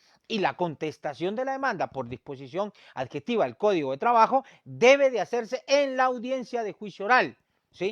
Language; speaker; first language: Spanish; native; Spanish